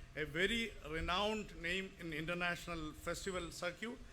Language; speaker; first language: English; non-native, local second language; Malayalam